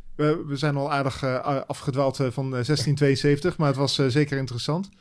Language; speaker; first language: Dutch; native; Dutch